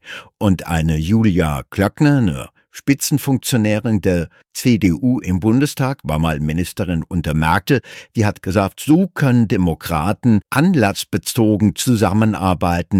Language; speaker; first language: German; native; German